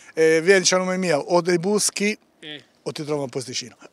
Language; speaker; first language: Italian; native; Italian